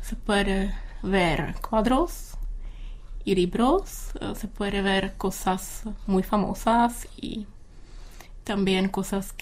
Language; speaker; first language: Spanish; non-native, learner; Czech